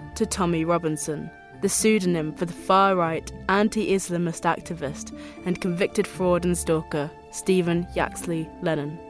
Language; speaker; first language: English; native; English